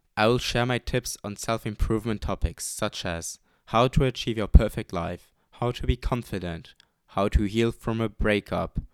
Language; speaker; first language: English; non-native, fluent; Luxembourgish